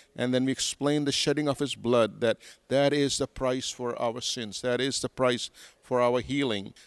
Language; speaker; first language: English; non-native, local second language; Urdu